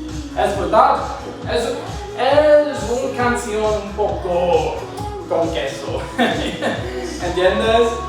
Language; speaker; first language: Spanish; non-native, learner; English